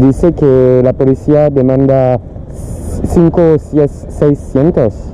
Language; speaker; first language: Spanish; non-native, learner; French